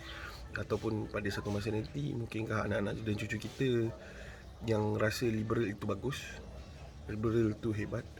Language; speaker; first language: Malay; native; Malay